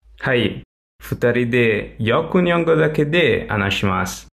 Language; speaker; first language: Japanese; non-native, learner; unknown